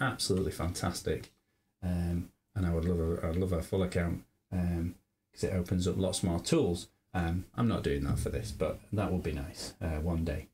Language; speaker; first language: English; native; English